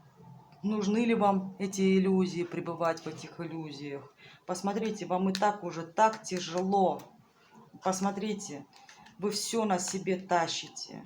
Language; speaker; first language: Russian; native; Russian